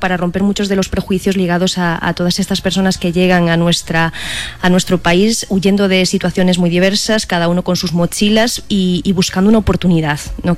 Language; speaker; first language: Spanish; native; Spanish